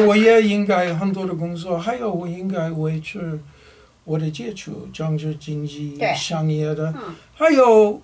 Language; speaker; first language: Chinese; non-native, learner; English